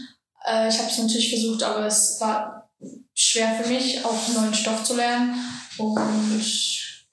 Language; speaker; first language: German; early bilingual, other home language; Georgian